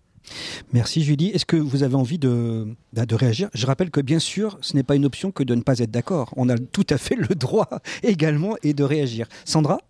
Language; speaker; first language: French; native; French